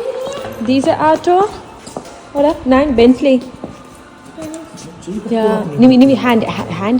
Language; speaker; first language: German; non-native, learner; Telugu